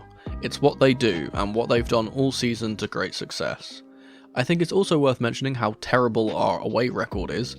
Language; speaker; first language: English; native; English